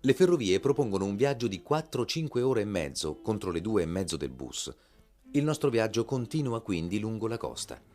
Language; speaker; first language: Italian; native; Italian